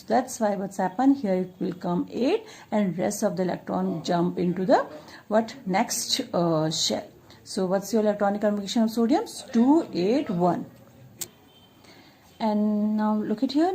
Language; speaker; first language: English; non-native, local second language; Hindi